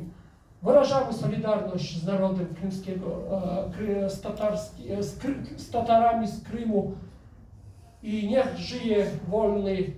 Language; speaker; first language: Polish; non-native, fluent; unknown